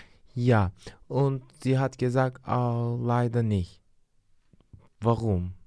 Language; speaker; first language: German; non-native, learner; Turkish